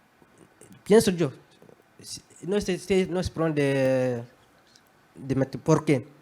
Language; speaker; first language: Spanish; non-native, fluent; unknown